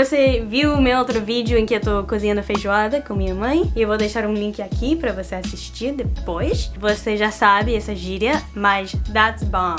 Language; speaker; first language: Portuguese; non-native, fluent; English